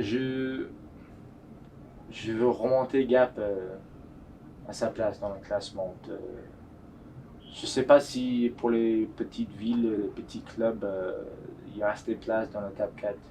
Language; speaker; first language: French; non-native, fluent; English